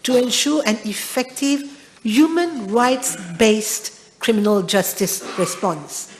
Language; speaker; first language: English; non-native, local second language; Morisyen